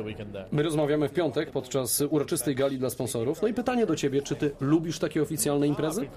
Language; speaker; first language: Polish; native; Polish